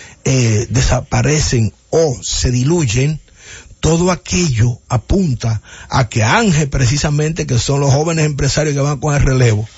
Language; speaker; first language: Spanish; native; Spanish